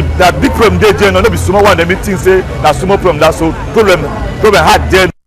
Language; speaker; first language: Nigerian Pidgin; non-native, local second language; French